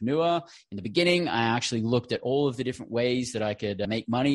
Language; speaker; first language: English; native; English